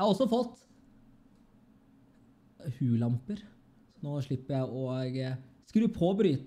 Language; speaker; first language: Norwegian; native; Norwegian